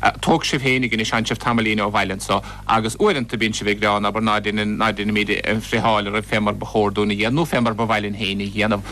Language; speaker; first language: Irish; native; Irish